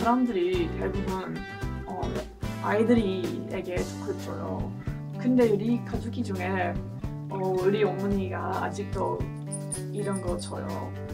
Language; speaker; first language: Korean; non-native, learner; English